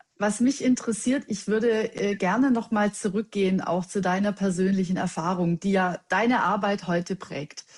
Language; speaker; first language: German; native; German